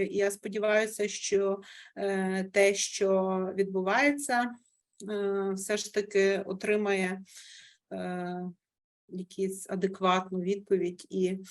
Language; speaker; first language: Ukrainian; native; Ukrainian